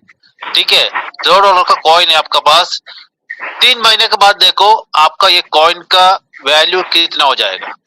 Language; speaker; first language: Hindi; non-native, local second language; Malayalam